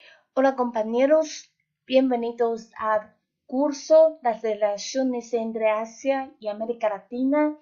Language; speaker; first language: Spanish; non-native, fluent; Chinese